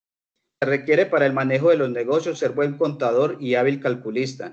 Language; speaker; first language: Spanish; native; Spanish